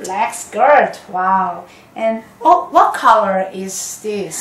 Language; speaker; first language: English; non-native, fluent; Korean